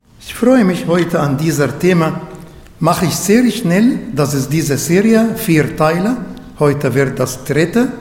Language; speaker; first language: German; non-native, learner; Arabic